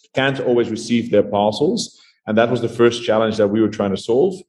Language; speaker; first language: English; non-native, fluent; Dutch